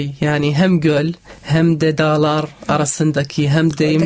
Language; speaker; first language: Turkish; non-native, fluent; Arabic